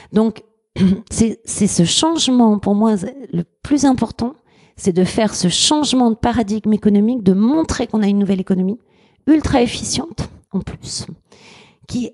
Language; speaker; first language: French; native; French